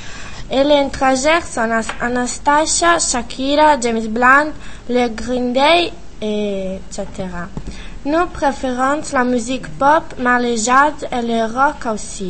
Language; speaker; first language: French; non-native, learner; Italian